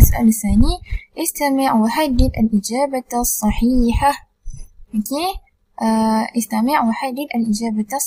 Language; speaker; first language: Arabic; non-native, learner; Malay